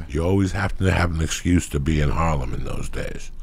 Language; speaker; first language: English; native; English